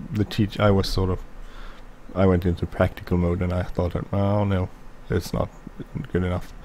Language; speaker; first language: English; non-native, fluent; Swedish